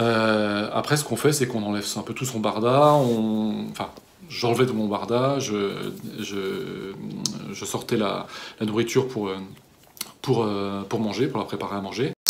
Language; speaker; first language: French; native; French